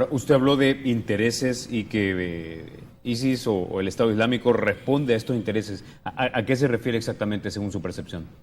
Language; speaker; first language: Spanish; native; Spanish